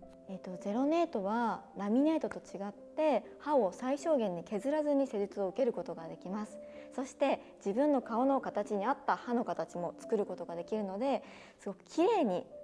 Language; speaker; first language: Japanese; native; Japanese